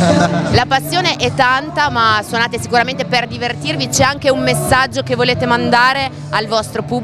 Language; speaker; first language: Italian; native; Italian